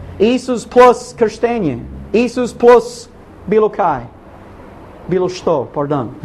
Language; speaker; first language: Bosnian; non-native, learner; English